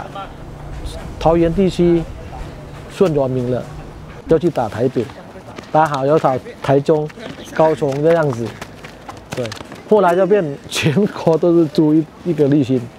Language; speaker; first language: Chinese; non-native, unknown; Thai